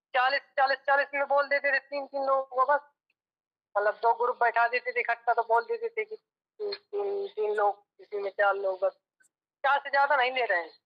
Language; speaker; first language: Hindi; native; Hindi